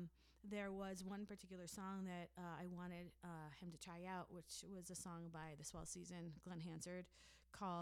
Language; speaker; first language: English; native; English